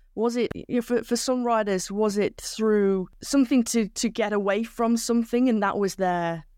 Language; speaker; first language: English; native; English